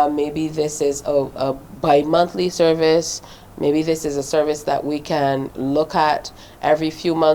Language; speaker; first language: English; native; English